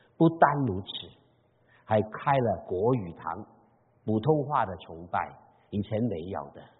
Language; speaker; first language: Chinese; non-native, local second language; Cantonese